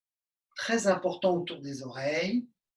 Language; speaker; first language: French; native; French